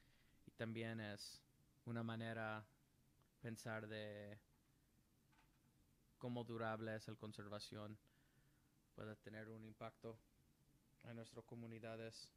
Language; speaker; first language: Spanish; non-native, learner; English